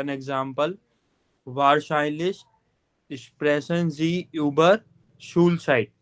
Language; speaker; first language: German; non-native, fluent; Hindi